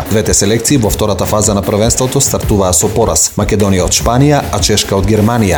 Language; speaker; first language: Macedonian; native; Macedonian